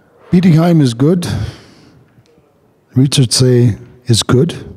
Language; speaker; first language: English; native; English